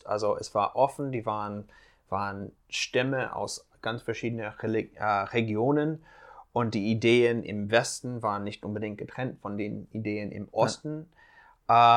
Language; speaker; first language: German; non-native, fluent; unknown